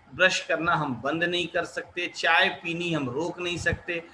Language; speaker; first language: Hindi; native; Hindi